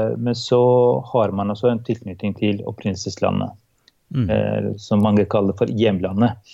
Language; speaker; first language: Norwegian; non-native, fluent; Albanian